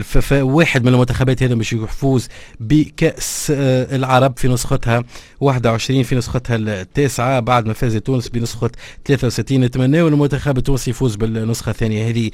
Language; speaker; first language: Arabic; native; Arabic